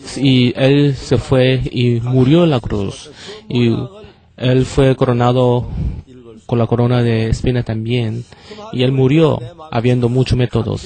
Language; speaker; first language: Spanish; non-native, fluent; Korean